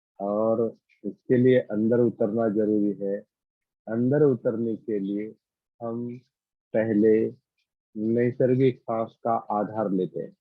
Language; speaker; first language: Hindi; non-native, local second language; Marathi